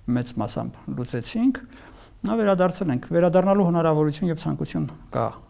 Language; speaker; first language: Armenian; native; Armenian